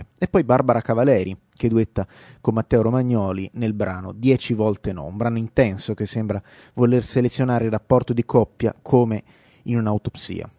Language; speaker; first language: Italian; native; Italian